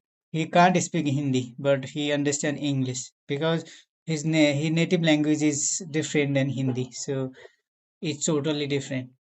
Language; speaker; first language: English; non-native, learner; Nepali